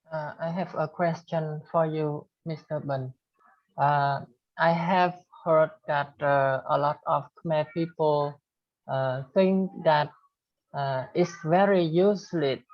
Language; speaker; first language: English; non-native, learner; Khmer